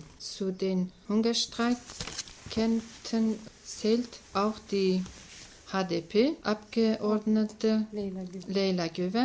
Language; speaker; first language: German; non-native, learner; Kurdish